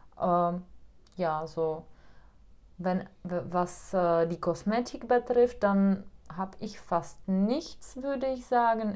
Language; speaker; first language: German; non-native, fluent; Czech